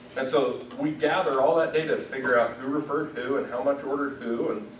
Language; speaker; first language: English; native; English